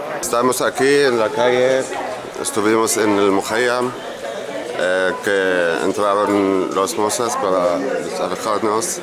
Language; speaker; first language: Spanish; non-native, fluent; Arabic